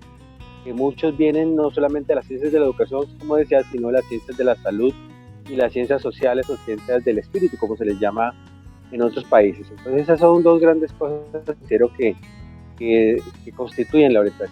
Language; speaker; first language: Spanish; native; Spanish